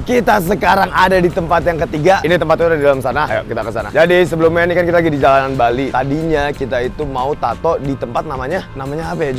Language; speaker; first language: Indonesian; native; Indonesian